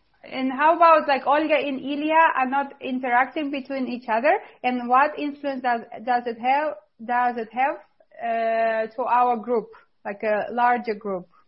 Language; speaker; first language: English; non-native, fluent; Russian